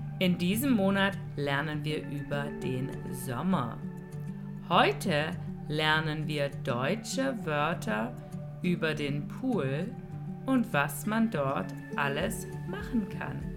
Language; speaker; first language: German; non-native, fluent; English